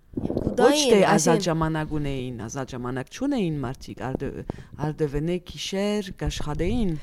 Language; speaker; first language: Armenian; early bilingual, heritage; Armenian